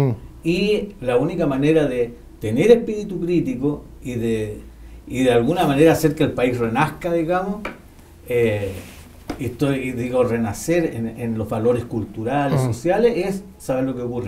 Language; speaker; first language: Spanish; native; Spanish